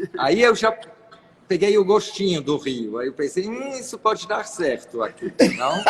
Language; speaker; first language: Portuguese; non-native, fluent; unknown